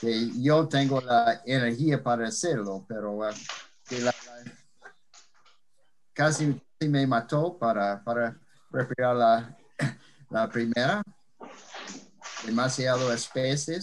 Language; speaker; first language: Spanish; non-native, fluent; English